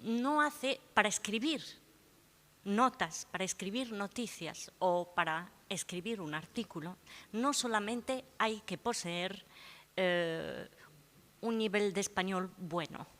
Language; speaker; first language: Spanish; non-native, fluent; Arabic